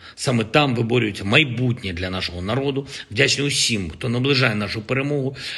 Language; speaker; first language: Ukrainian; non-native, local second language; Russian